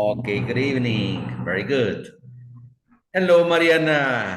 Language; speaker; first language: English; non-native, fluent; Spanish